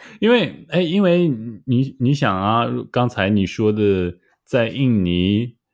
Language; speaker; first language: Chinese; native; Chinese